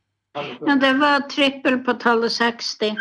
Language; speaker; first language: Norwegian; native; Norwegian